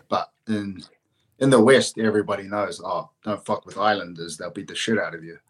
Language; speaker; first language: English; native; English